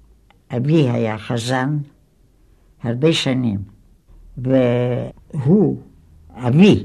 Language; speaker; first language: Hebrew; non-native, fluent; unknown